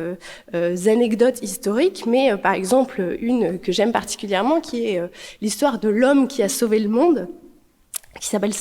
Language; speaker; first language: French; native; French